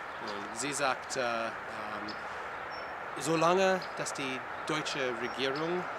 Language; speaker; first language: German; non-native, learner; English